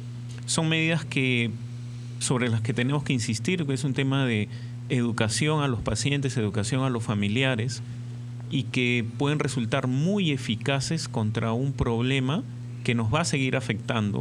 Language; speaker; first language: Spanish; native; Spanish